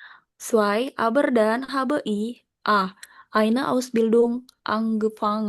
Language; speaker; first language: German; non-native, learner; Indonesian